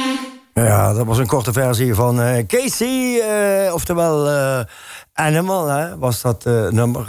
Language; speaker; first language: Dutch; native; Dutch